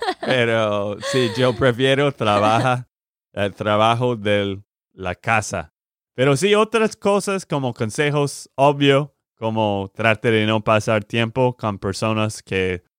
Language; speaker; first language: Spanish; non-native, learner; English